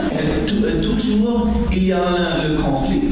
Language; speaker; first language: French; non-native, learner; German